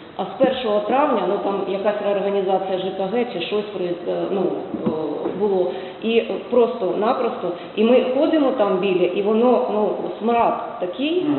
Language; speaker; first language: Ukrainian; non-native, local second language; Russian